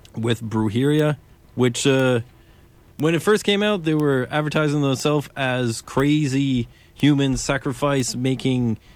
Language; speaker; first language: English; native; English